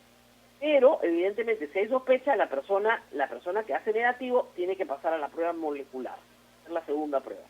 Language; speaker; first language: Spanish; native; Spanish